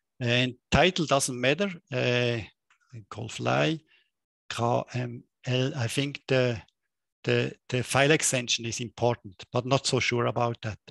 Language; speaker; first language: English; non-native, fluent; German